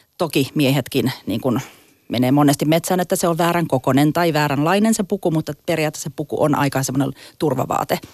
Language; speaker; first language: Finnish; native; Finnish